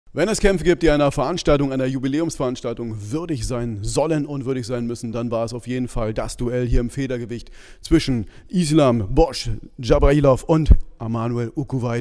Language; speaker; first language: German; native; German